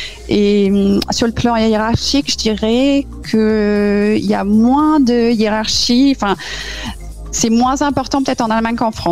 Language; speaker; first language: French; native; French